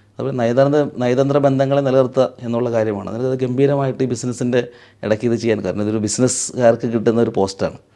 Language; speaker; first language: Malayalam; native; Malayalam